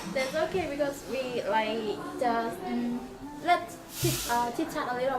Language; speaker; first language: English; non-native, learner; Khmer